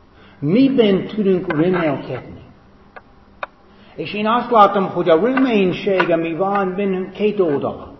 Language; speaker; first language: Hungarian; non-native, fluent; English